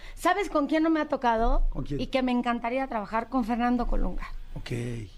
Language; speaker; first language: Spanish; native; Spanish